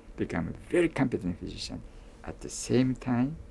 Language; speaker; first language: English; non-native, fluent; Japanese